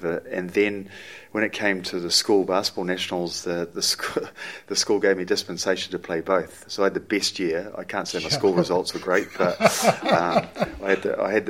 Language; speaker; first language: English; native; English